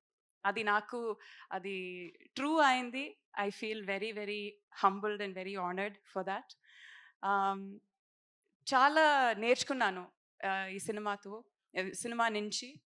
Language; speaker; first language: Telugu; non-native, learner; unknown